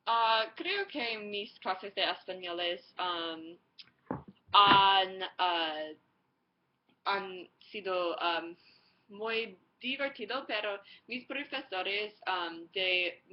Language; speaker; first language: Spanish; non-native, learner; English